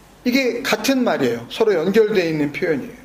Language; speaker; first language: Korean; native; Korean